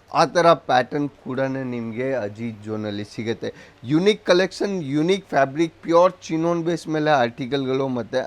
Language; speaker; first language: Kannada; non-native, local second language; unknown